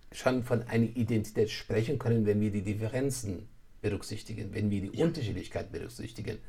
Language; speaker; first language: German; non-native, fluent; Persian